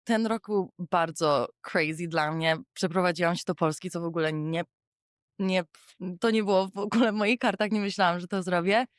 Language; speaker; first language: Polish; early bilingual, heritage; English